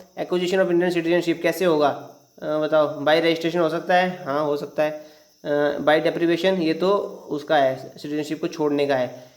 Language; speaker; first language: Hindi; native; Hindi